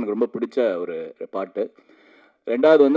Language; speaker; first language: Tamil; native; Tamil